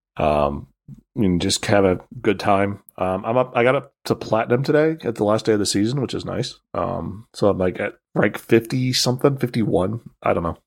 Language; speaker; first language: English; native; English